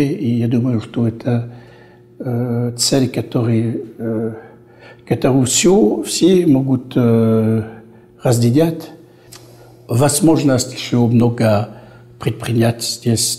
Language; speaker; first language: Russian; non-native, fluent; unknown